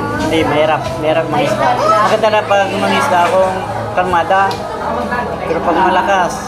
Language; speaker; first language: Filipino; non-native, local second language; Kinaray-a